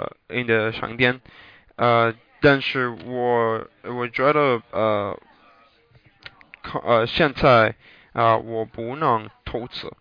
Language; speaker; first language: Chinese; non-native, learner; English